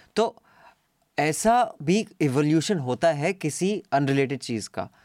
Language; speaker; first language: Hindi; native; Hindi